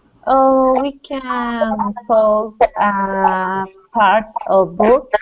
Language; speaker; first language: English; non-native, learner; Spanish